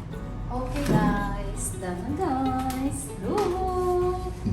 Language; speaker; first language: English; non-native, learner; Filipino